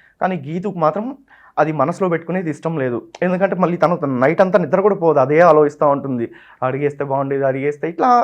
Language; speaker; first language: Telugu; non-native, local second language; Tamil